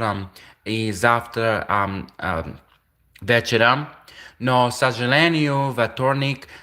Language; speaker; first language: Russian; non-native, learner; English